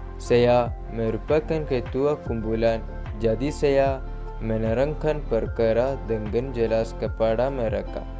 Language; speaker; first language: Malay; non-native, learner; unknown